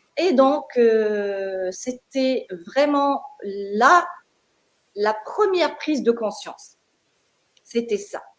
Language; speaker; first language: French; non-native, local second language; Arabic